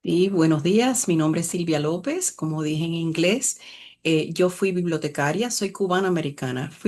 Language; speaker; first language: Spanish; early bilingual, other home language; English